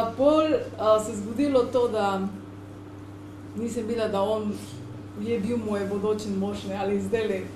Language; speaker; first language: Slovenian; non-native, learner; Spanish